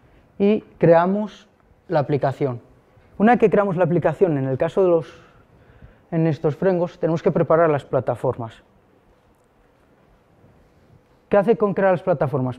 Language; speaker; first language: Spanish; native; Spanish